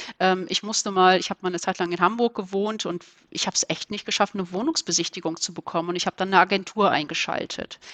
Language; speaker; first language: German; early bilingual, other home language; Turkish